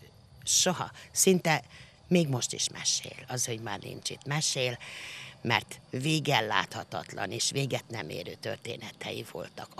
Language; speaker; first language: Hungarian; native; Hungarian